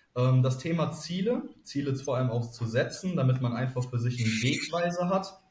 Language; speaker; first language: German; native; German